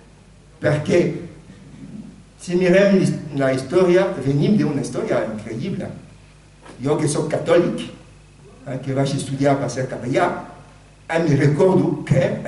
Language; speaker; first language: Catalan; non-native, fluent; Lingala